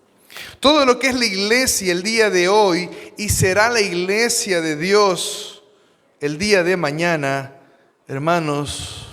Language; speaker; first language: Spanish; native; Spanish